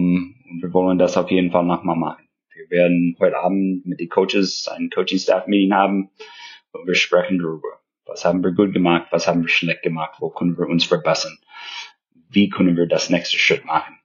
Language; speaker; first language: German; non-native, fluent; English